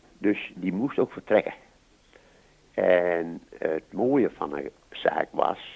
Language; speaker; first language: Dutch; non-native, local second language; Western Frisian